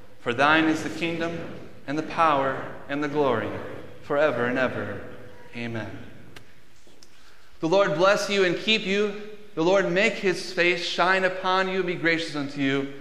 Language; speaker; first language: English; native; English